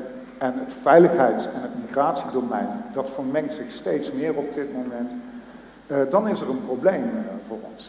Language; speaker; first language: Dutch; native; Dutch